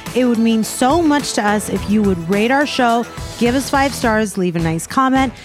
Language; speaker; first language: English; early bilingual, other home language; Persian